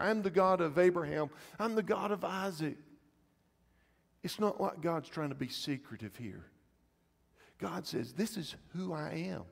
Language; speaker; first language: English; native; English